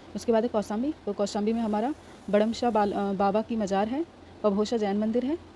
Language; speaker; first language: Hindi; native; Hindi